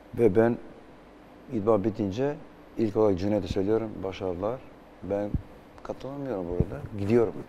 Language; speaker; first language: Turkish; non-native, fluent; Albanian